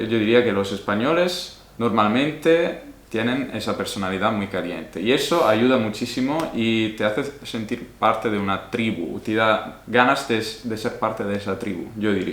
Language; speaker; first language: Spanish; non-native, fluent; Italian